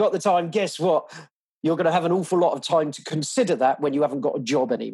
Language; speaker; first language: English; native; English